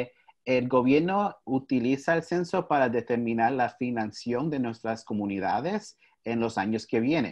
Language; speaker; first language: Spanish; early bilingual, heritage; English